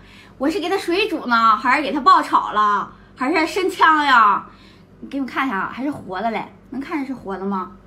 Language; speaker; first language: Chinese; native; Chinese